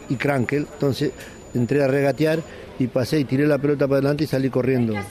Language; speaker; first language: Spanish; native; Spanish